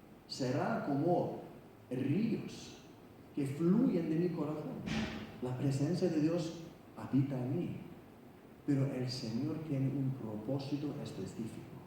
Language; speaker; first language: Spanish; non-native, fluent; Icelandic